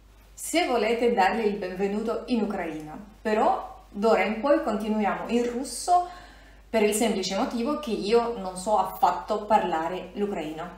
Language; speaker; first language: Italian; non-native, fluent; Russian